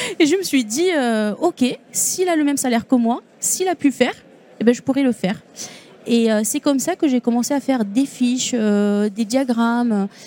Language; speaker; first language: French; non-native, local second language; Arabic